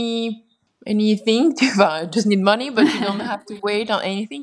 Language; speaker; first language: English; non-native, fluent; French